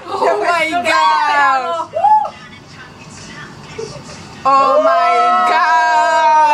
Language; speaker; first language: Spanish; native; Spanish